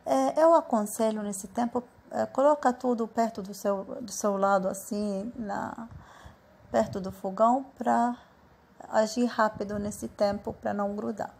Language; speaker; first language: Portuguese; non-native, fluent; Arabic